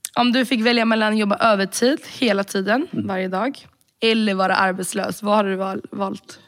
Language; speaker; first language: Swedish; early bilingual, other home language; Romany